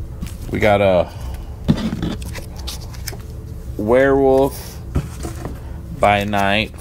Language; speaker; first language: English; native; English